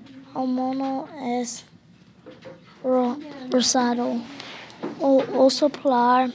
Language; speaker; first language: Spanish; non-native, learner; English